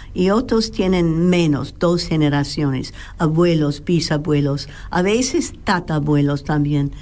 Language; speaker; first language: Spanish; non-native, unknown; English